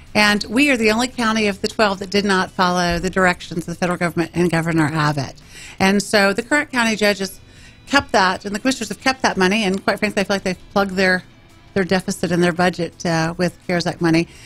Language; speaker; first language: English; native; English